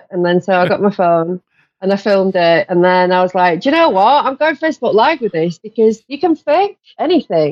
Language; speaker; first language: English; native; English